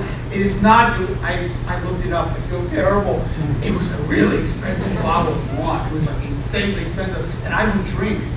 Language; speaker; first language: English; native; English